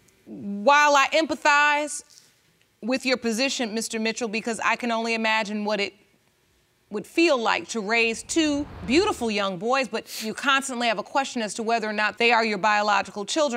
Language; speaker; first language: English; native; English